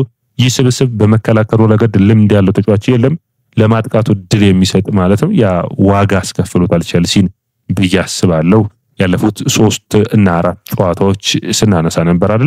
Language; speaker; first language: Amharic; native; Amharic